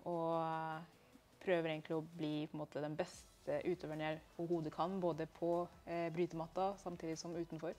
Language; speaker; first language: Norwegian; early bilingual, other home language; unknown